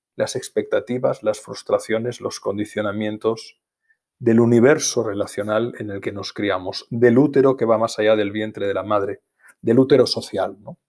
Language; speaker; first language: Spanish; native; Spanish